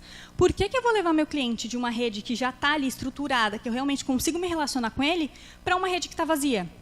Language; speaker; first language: Portuguese; native; Portuguese